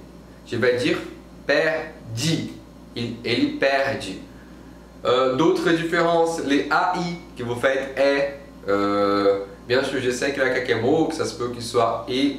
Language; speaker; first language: French; non-native, fluent; Portuguese